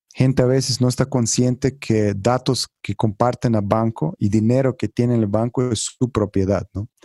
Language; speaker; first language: Spanish; non-native, fluent; Croatian